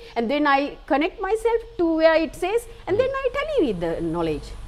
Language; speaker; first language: English; non-native, local second language; Sinhala